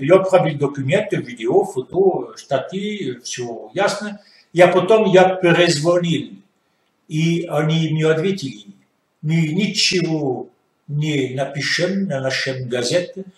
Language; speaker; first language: Russian; non-native, fluent; French